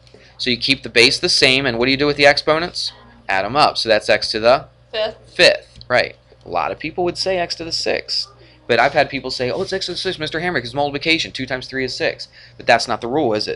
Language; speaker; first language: English; native; English